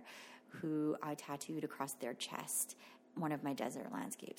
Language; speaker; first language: English; non-native, fluent; Filipino